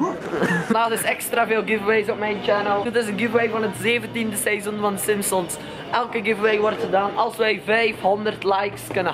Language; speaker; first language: Dutch; native; Dutch